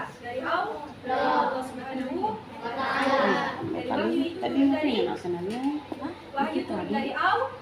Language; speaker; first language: Indonesian; native; Indonesian